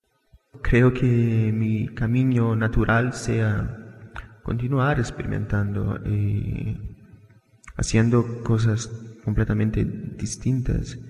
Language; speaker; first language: Spanish; non-native, fluent; Portuguese